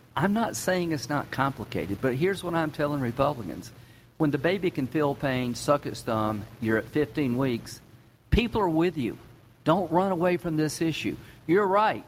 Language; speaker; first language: English; native; English